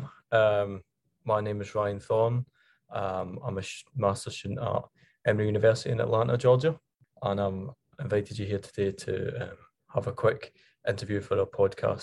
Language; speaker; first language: English; native; English